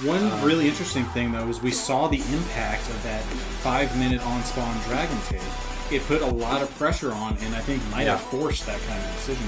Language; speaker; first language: English; native; English